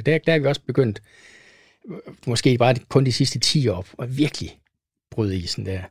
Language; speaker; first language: Danish; native; Danish